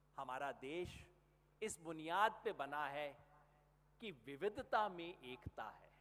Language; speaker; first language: Hindi; native; Hindi